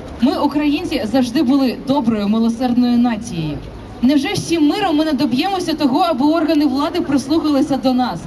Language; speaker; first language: Ukrainian; native; Ukrainian